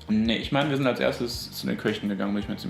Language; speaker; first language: German; native; German